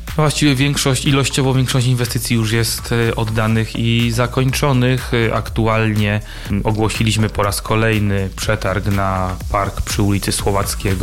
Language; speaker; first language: Polish; native; Polish